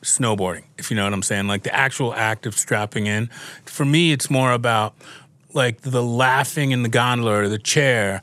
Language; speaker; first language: English; native; English